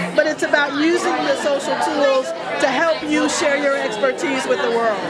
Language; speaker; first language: English; native; English